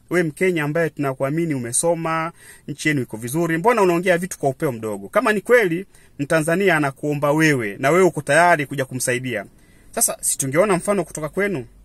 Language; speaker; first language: Swahili; native; Swahili